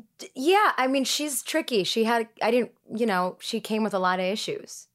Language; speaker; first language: English; early bilingual, other home language; Tigrinya